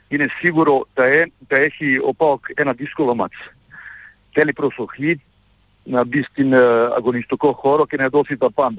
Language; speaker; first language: Greek; non-native, fluent; Serbian